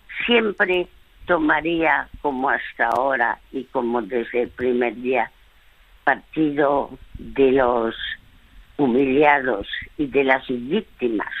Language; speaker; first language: Spanish; early bilingual, other home language; French